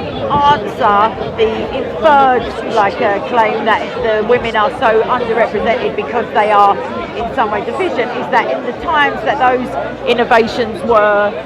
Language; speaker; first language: English; native; English